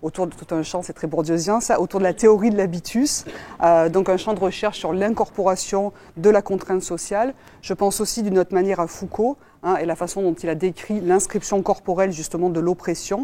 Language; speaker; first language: French; native; French